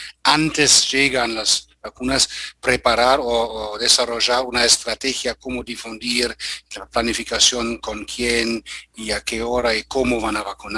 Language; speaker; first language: Spanish; non-native, fluent; German